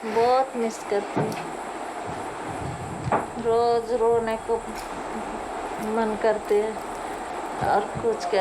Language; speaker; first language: Hindi; non-native, local second language; Odia